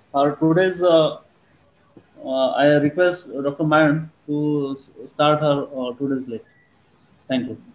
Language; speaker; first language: English; non-native, local second language; Marathi